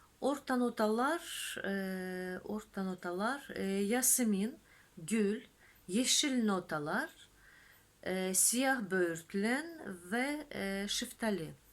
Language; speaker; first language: Turkish; non-native, fluent; Russian